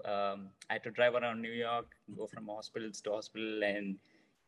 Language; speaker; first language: English; non-native, local second language; Kannada